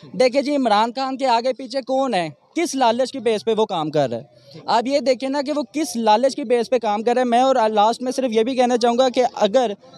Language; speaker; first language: Urdu; non-native, local second language; Punjabi